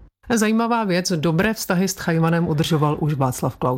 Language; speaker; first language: Czech; native; Czech